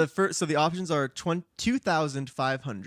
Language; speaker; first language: English; native; English